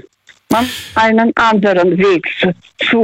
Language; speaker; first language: German; non-native, fluent; Russian